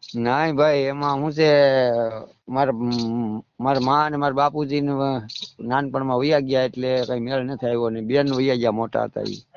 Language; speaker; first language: Gujarati; native; Gujarati